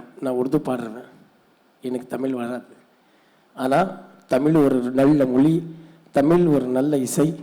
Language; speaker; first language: Tamil; non-native, learner; Urdu